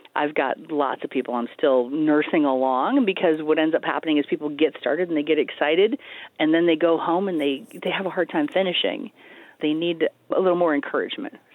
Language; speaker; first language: English; native; English